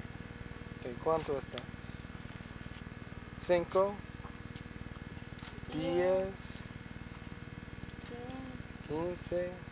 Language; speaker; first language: Spanish; non-native, learner; English